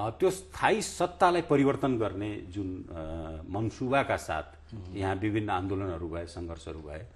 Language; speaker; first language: Nepali; non-native, local second language; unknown